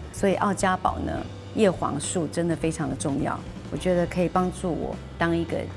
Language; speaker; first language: Chinese; native; Chinese